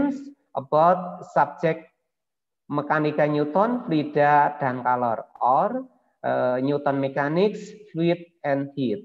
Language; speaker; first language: English; non-native, learner; Indonesian